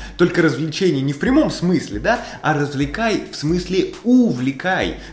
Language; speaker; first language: Russian; native; Russian